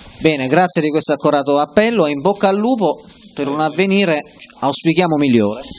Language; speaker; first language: Italian; native; Italian